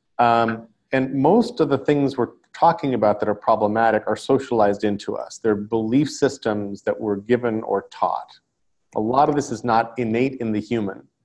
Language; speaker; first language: English; native; English